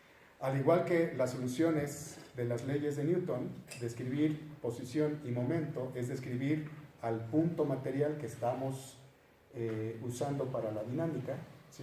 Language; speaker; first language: Spanish; native; Spanish